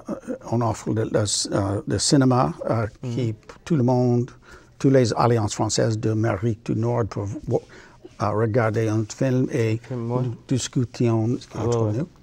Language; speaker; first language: French; non-native, learner; English